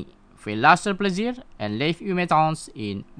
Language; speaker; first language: Dutch; non-native, fluent; Indonesian